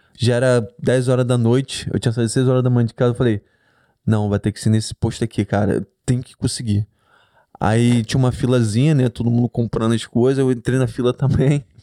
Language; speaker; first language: Portuguese; native; Portuguese